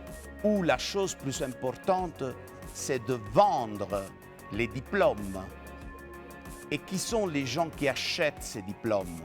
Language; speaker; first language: French; non-native, fluent; Italian